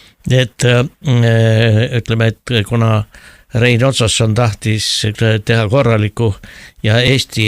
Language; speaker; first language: Estonian; native; Estonian